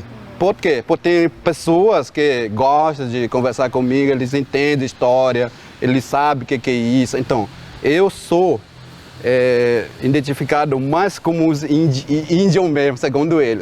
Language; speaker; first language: Portuguese; non-native, local second language; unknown